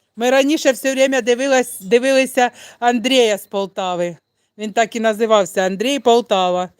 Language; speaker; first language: Ukrainian; native; Ukrainian